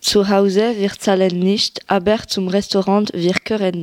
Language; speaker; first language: German; non-native, learner; French